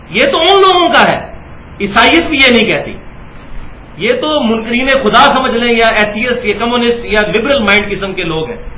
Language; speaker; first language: Urdu; non-native, local second language; Punjabi